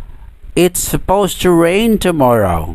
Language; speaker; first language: English; non-native, fluent; Indonesian